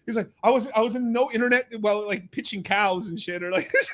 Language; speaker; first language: English; native; English